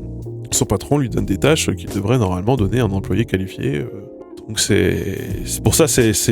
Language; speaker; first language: French; native; French